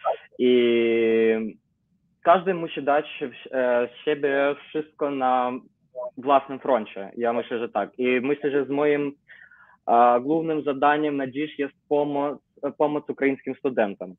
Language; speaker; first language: Polish; non-native, learner; Ukrainian